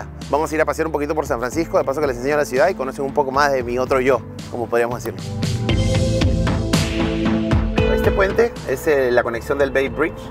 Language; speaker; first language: Spanish; native; Spanish